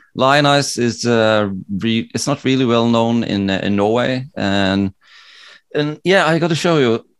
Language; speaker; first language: English; non-native, fluent; Norwegian